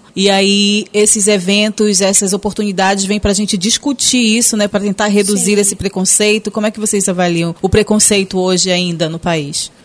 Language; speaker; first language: Portuguese; native; Portuguese